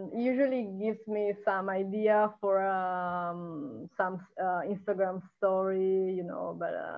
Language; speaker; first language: English; non-native, fluent; Italian